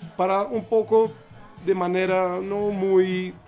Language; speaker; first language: Spanish; non-native, fluent; English